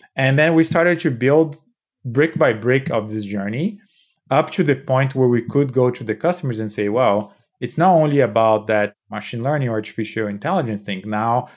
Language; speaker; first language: English; non-native, fluent; Portuguese